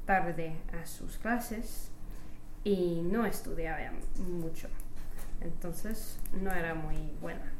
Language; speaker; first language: Spanish; non-native, learner; English